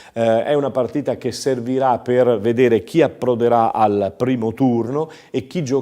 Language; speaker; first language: Italian; native; Italian